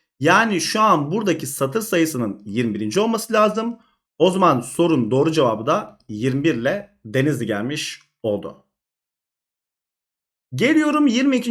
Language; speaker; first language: Turkish; native; Turkish